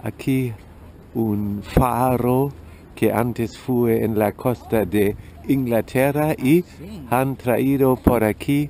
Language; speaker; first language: Spanish; non-native, fluent; German